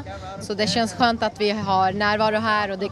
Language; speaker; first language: Swedish; early bilingual, other home language; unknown